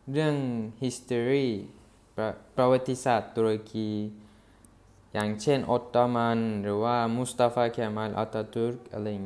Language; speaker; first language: Thai; non-native, fluent; Turkish